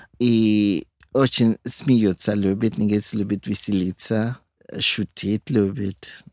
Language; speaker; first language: Russian; non-native, fluent; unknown